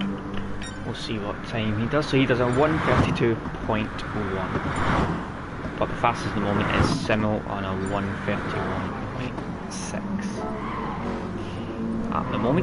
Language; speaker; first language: English; native; English